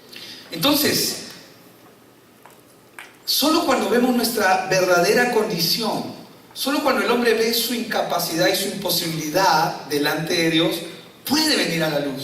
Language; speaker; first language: Spanish; native; Spanish